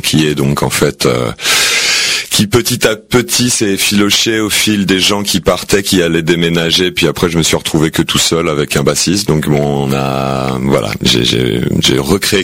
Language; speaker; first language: French; native; French